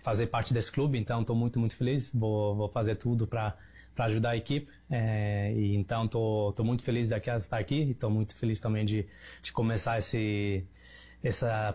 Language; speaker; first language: Portuguese; native; Portuguese